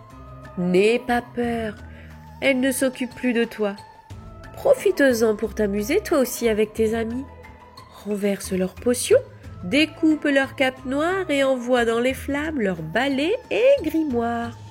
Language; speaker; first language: French; native; French